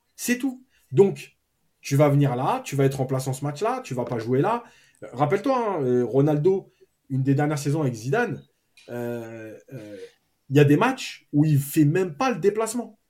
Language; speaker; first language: French; native; French